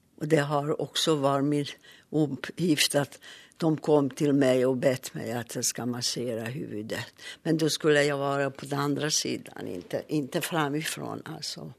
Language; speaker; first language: Swedish; native; Swedish